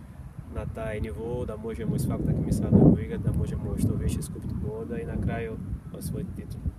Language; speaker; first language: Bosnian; non-native, fluent; Portuguese